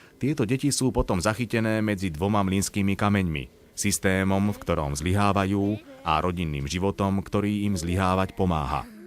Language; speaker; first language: Slovak; native; Slovak